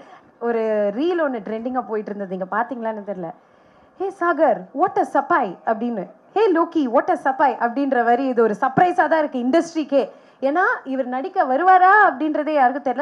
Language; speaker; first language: Tamil; native; Tamil